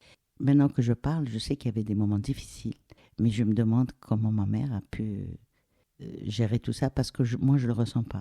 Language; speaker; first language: French; non-native, local second language; Arabic